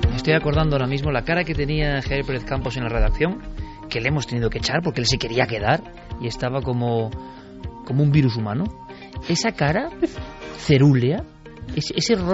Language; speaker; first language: Spanish; native; Spanish